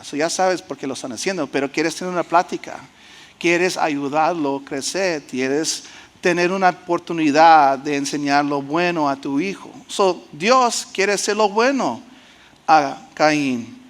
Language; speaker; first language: Spanish; early bilingual, heritage; Spanish